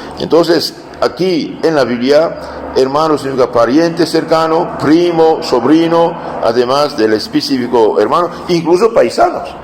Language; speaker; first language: Spanish; non-native, fluent; Aramaic